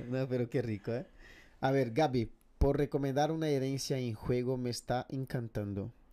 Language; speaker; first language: Spanish; non-native, fluent; Portuguese